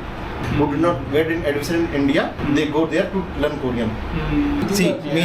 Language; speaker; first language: English; non-native, local second language; Hindi